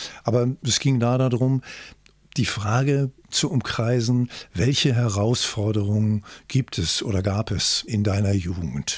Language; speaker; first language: German; native; German